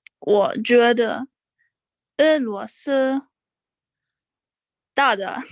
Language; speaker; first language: Chinese; non-native, learner; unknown